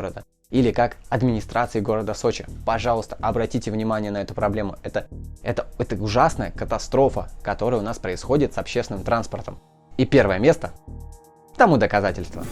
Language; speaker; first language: Russian; native; Russian